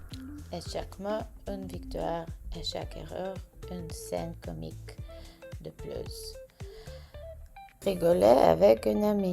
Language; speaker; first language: French; non-native, learner; Bulgarian